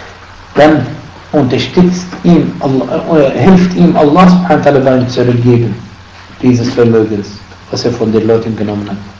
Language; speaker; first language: German; non-native, fluent; Arabic